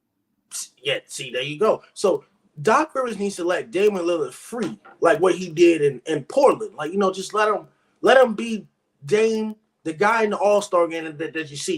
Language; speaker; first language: English; native; English